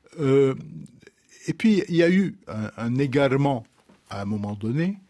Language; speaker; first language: French; non-native, local second language; Arabic